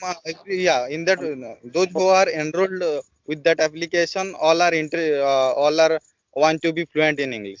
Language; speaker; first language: English; non-native, learner; Odia